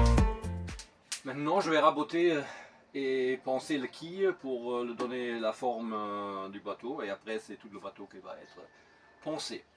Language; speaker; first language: French; non-native, fluent; German